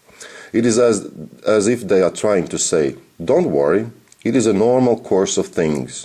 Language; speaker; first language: English; non-native, fluent; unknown